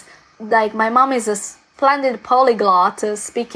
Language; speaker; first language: English; non-native, fluent; Italian